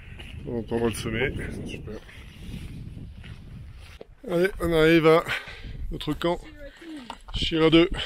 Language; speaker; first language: French; native; French